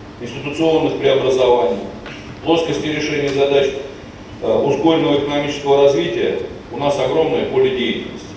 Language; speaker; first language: Russian; native; Russian